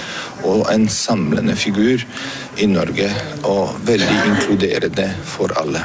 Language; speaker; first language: Norwegian; non-native, fluent; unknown